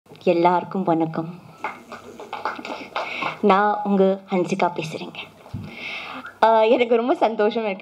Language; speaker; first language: Tamil; non-native, learner; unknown